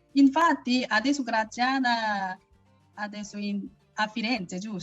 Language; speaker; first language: Italian; non-native, learner; Korean